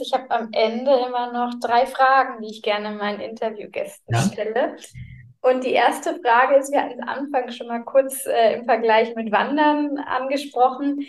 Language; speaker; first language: German; native; German